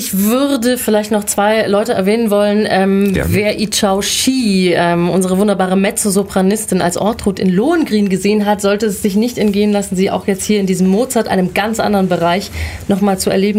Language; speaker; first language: German; native; German